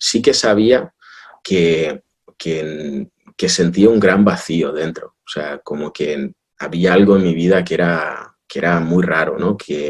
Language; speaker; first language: Spanish; early bilingual, other home language; Russian